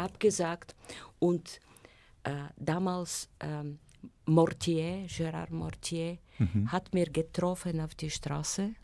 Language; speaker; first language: German; non-native, fluent; Bulgarian